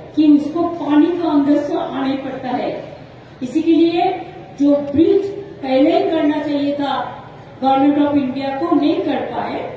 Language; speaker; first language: Hindi; non-native, local second language; Bangla